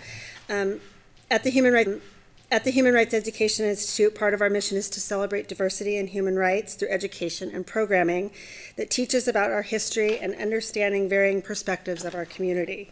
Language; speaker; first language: English; native; English